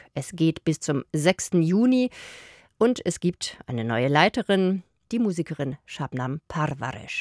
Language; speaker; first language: German; native; German